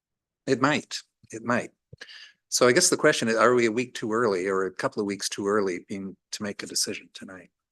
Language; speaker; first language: English; native; English